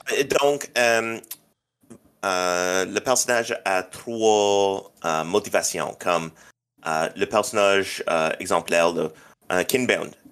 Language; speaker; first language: French; non-native, local second language; English